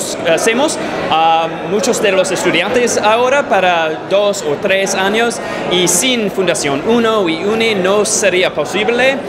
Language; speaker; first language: Spanish; non-native, fluent; English